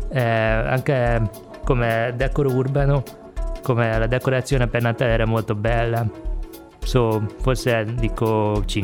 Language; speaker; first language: Italian; non-native, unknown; Hungarian